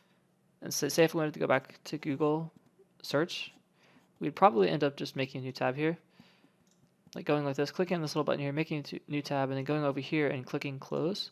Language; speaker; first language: English; native; English